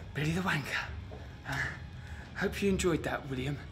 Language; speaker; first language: English; native; English